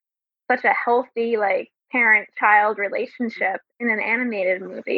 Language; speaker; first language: English; native; English